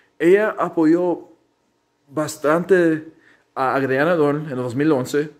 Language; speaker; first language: Spanish; early bilingual, heritage; Spanish